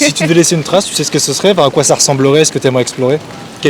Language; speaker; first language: French; native; French